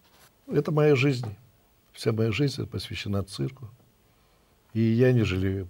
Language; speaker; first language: Russian; native; Russian